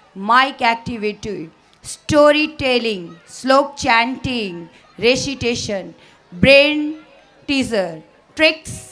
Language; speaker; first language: English; non-native, local second language; Hindi